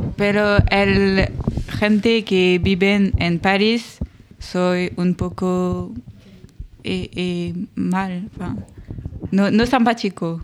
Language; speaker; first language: Spanish; non-native, learner; French